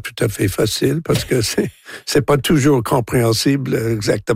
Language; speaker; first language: French; non-native, local second language; English